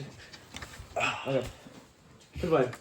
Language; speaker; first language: Swedish; non-native, learner; Icelandic